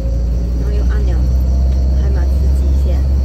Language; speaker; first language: Chinese; native; Chinese